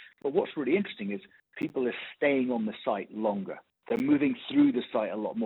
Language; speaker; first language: English; native; English